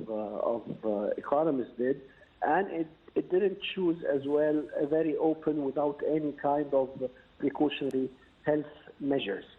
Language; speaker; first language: English; non-native, fluent; Arabic